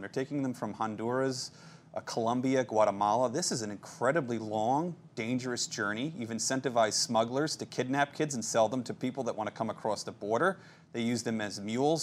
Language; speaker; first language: English; native; English